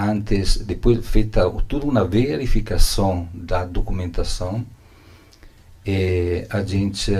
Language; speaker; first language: Portuguese; non-native, learner; Italian